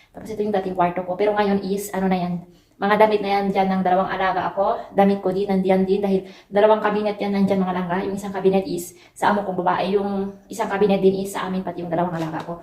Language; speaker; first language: Filipino; native; Filipino